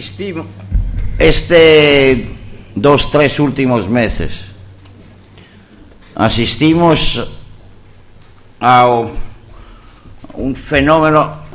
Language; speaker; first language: Spanish; non-native, learner; Greek